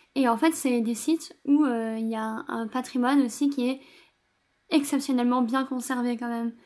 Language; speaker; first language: French; native; French